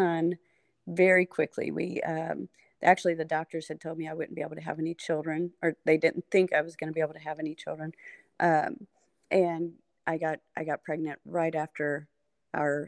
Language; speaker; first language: English; native; English